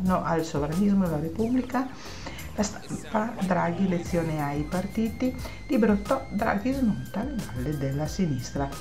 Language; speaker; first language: Italian; native; Italian